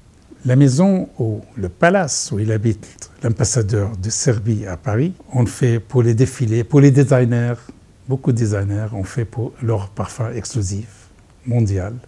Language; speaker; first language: French; non-native, fluent; Arabic